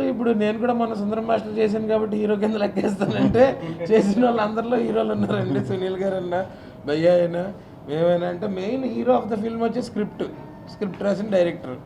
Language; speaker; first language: Telugu; native; Telugu